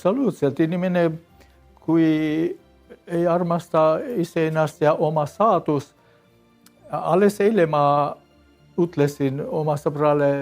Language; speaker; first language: Estonian; non-native, learner; Armenian